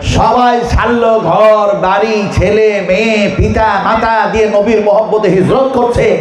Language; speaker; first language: Bangla; non-native, local second language; Urdu